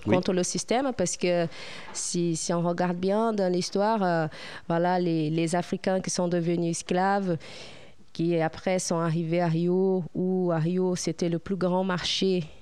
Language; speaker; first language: French; non-native, fluent; Portuguese